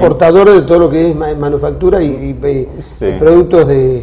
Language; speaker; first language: Spanish; native; Spanish